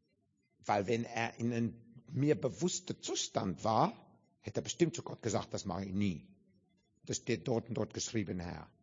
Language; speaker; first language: German; non-native, learner; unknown